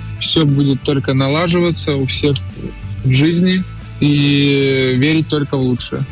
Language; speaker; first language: Russian; native; Russian